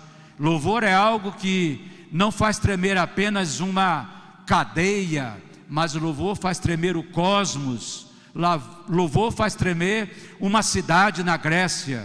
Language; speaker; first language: Portuguese; native; Portuguese